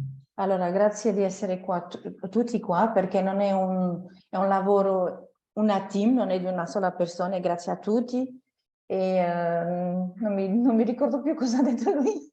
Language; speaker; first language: Italian; non-native, fluent; French